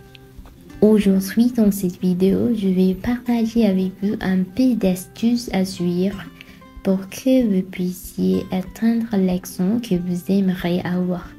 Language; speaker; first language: French; non-native, fluent; Sinhala